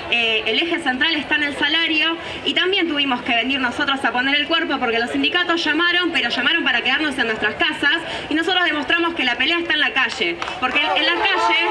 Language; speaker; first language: Spanish; native; Spanish